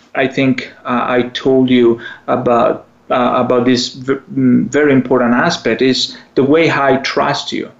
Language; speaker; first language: English; non-native, fluent; Italian